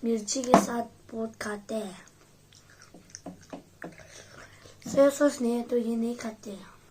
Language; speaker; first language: Hindi; non-native, local second language; Tibetan